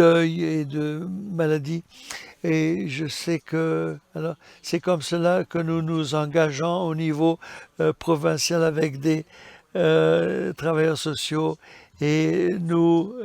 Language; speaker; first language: French; non-native, fluent; English